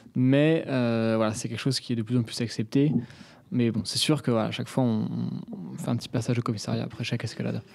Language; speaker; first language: French; native; French